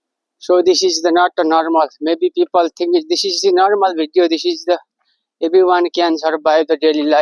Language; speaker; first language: English; non-native, learner; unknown